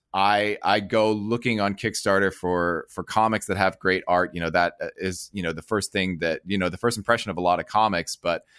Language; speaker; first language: English; native; English